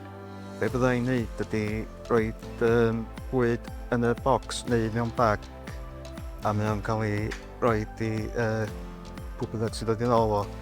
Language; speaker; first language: Welsh; native; Welsh